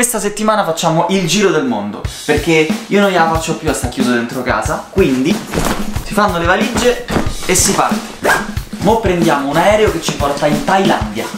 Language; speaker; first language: Italian; native; Italian